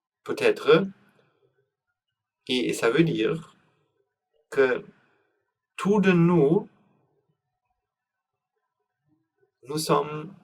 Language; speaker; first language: French; non-native, learner; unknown